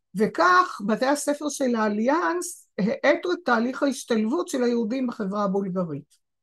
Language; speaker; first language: Hebrew; native; Hebrew